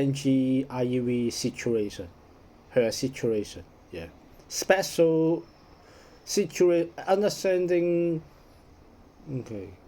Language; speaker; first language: English; non-native, learner; Cantonese